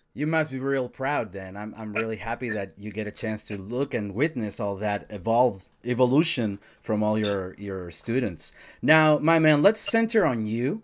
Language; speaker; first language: English; non-native, fluent; Spanish